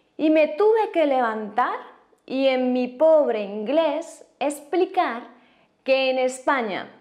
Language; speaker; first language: Spanish; native; Spanish